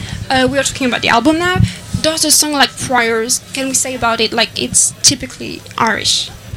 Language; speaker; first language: English; non-native, fluent; French